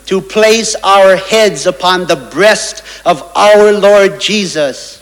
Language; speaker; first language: English; native; English